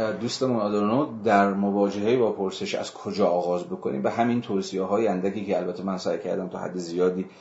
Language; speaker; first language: Persian; native; Persian